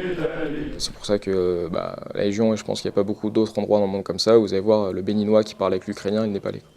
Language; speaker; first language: French; native; French